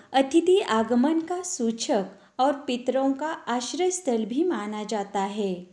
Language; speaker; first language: Hindi; non-native, local second language; Marathi